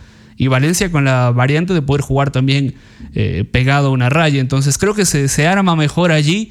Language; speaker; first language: Spanish; native; Spanish